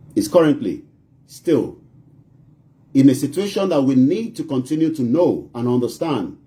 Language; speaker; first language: English; non-native, local second language; Yoruba